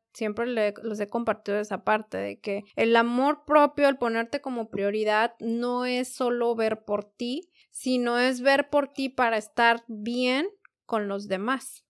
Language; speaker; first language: Spanish; native; Spanish